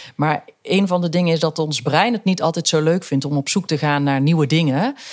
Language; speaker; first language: Dutch; native; Dutch